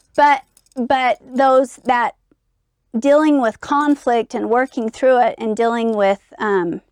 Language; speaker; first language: English; native; English